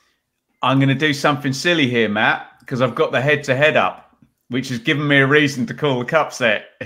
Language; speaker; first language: English; native; English